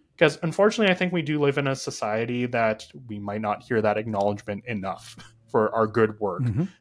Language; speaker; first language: English; native; English